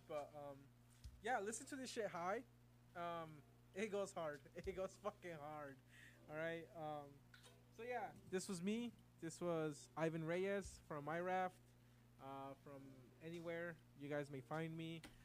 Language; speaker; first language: English; early bilingual, other home language; Spanish